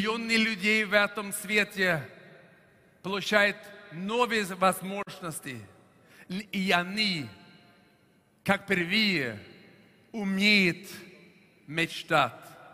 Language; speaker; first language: Russian; non-native, fluent; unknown